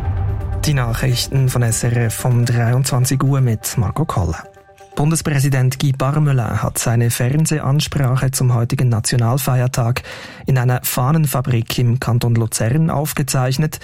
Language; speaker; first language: German; native; German